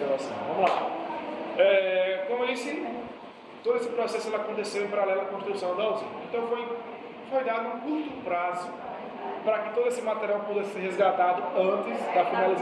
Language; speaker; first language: Portuguese; native; Portuguese